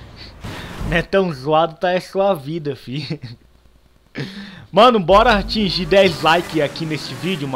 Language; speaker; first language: Portuguese; native; Portuguese